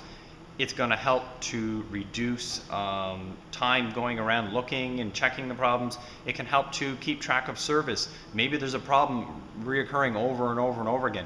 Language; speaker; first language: English; native; English